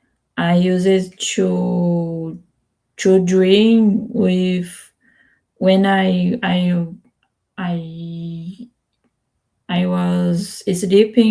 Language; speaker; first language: English; non-native, learner; Spanish